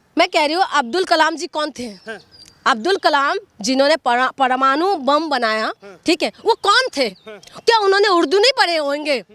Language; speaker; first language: Hindi; non-native, local second language; Assamese